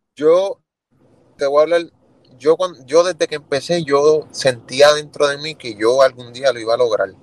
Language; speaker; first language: Spanish; native; Spanish